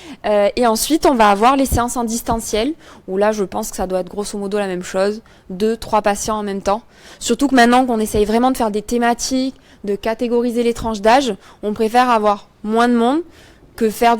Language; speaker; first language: French; native; French